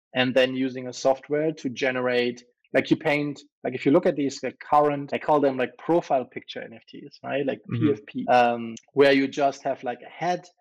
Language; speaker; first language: English; non-native, fluent; German